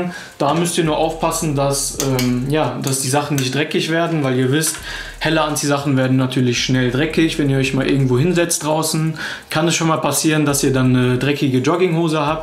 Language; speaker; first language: German; native; German